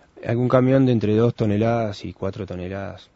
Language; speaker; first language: Spanish; native; Spanish